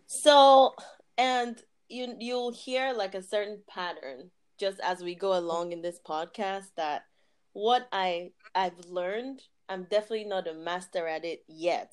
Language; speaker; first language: English; non-native, local second language; Igbo